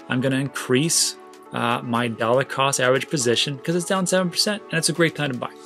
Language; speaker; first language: English; native; English